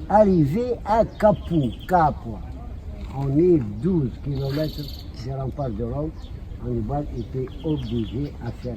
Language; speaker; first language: French; non-native, local second language; Arabic